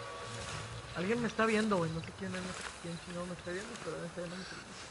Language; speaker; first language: Spanish; native; Spanish